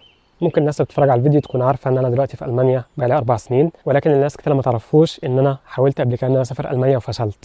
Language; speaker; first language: Arabic; native; Arabic